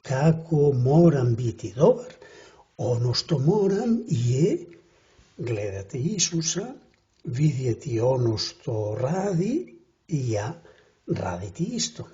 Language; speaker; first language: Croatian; non-native, fluent; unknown